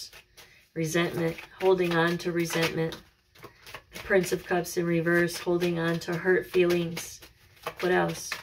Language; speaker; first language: English; native; English